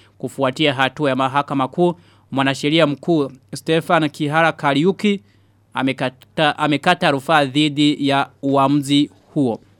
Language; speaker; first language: Swahili; non-native, local second language; Rundi